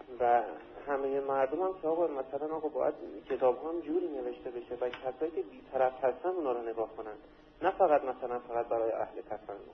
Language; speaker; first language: Persian; native; Persian